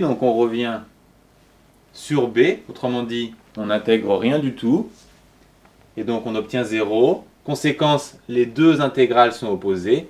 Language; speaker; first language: French; native; French